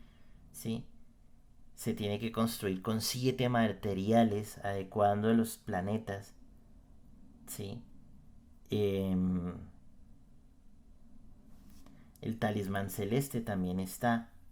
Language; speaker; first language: Spanish; native; Spanish